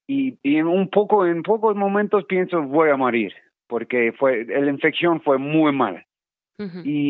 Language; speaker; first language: Spanish; non-native, learner; English